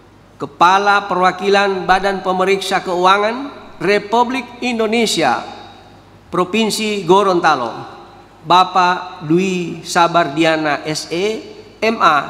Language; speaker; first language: Indonesian; native; Indonesian